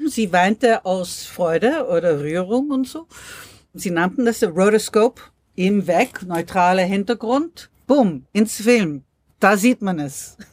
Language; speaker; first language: German; non-native, fluent; English